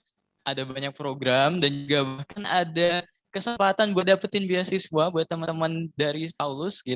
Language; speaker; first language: Indonesian; native; Indonesian